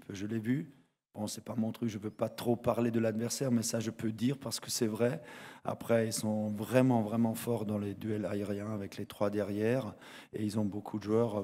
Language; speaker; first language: French; non-native, fluent; German